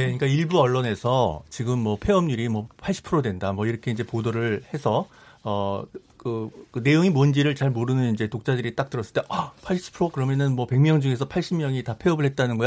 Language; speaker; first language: Korean; native; Korean